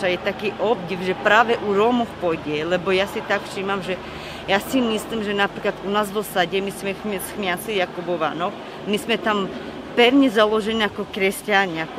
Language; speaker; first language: Slovak; non-native, local second language; Romany